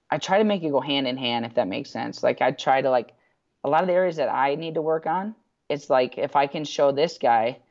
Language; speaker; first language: English; native; English